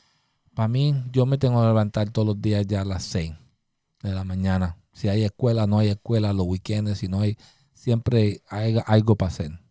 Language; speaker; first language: Spanish; early bilingual, heritage; Spanish